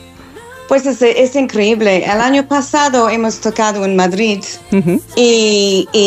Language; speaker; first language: Spanish; non-native, fluent; English